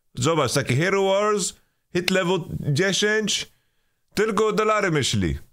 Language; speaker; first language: Polish; non-native, learner; Swedish